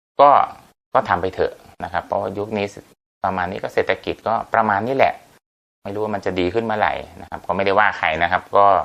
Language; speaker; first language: Thai; native; Thai